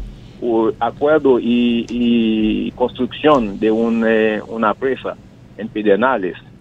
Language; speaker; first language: Spanish; non-native, fluent; Haitian Creole